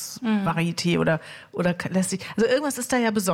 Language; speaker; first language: German; native; German